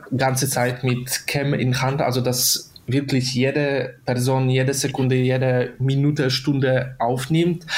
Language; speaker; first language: German; non-native, fluent; Polish